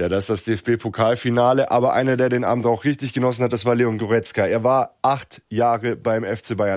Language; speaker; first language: German; native; German